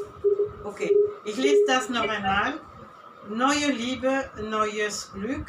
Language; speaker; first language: German; non-native, fluent; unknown